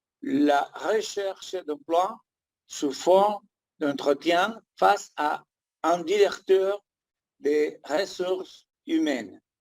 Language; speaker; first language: French; non-native, learner; Spanish